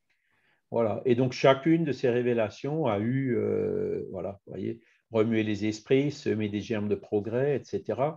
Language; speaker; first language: French; native; French